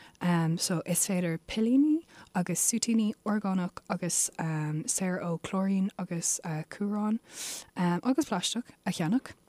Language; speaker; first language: Irish; non-native, local second language; English